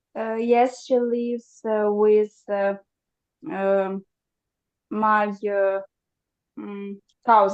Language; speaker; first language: English; non-native, learner; Ukrainian